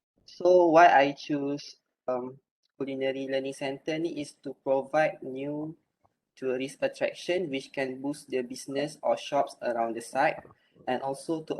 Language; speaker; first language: English; non-native, local second language; Malay